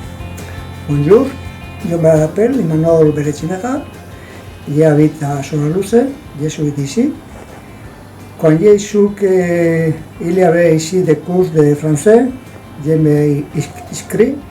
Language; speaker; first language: French; non-native, learner; Basque